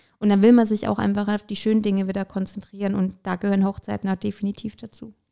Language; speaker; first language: German; early bilingual, other home language; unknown